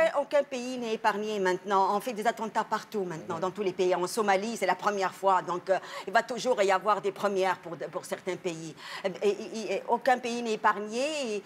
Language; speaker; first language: French; non-native, local second language; Arabic